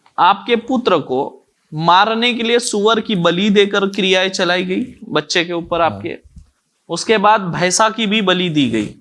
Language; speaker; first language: Hindi; native; Hindi